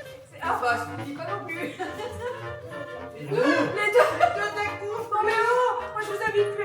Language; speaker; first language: French; native; French